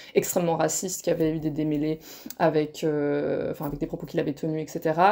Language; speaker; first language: French; native; French